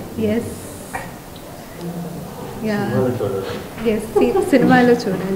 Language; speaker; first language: Telugu; non-native, fluent; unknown